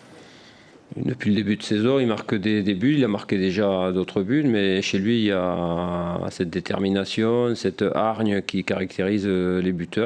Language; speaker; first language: French; native; French